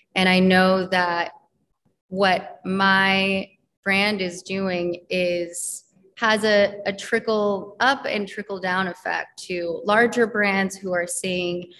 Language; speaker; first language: English; native; English